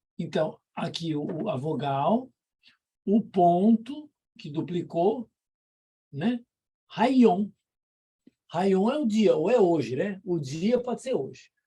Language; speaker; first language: Portuguese; native; Portuguese